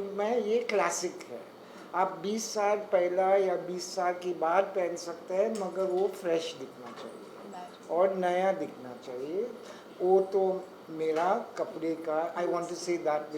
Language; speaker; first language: Hindi; non-native, local second language; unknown